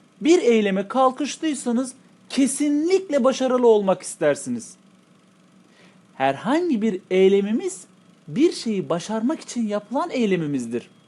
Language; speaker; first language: Turkish; native; Turkish